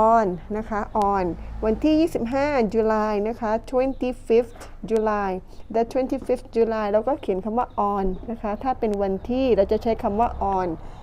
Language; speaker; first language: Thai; non-native, local second language; Pattani Malay